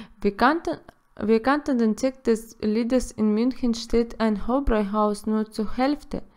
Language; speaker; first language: German; non-native, learner; Russian